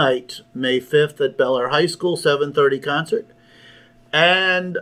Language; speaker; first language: English; native; English